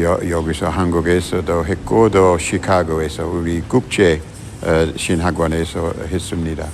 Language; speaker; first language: Korean; non-native, fluent; English